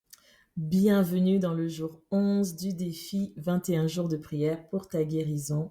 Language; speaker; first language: French; native; French